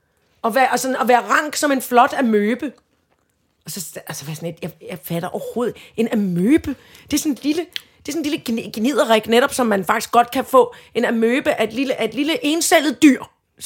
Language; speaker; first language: Danish; native; Danish